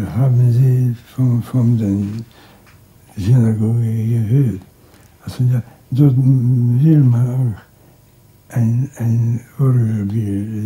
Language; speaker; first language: German; non-native, local second language; Hungarian